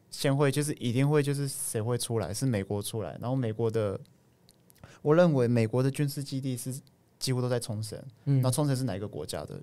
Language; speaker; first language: Chinese; non-native, fluent; Japanese